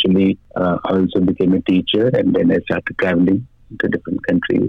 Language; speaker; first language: English; non-native, local second language; Malayalam